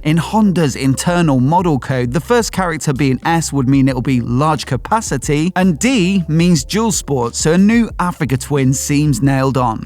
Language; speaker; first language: English; native; English